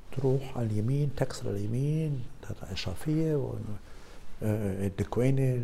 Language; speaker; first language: Arabic; non-native, fluent; German